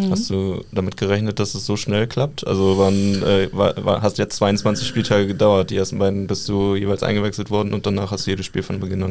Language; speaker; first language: German; native; German